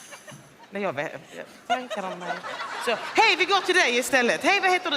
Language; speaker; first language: Swedish; native; Swedish